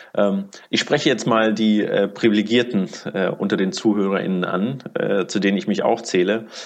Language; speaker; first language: German; early bilingual, other home language; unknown